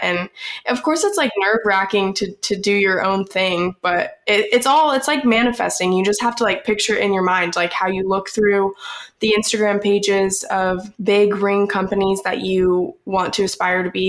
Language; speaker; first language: English; native; English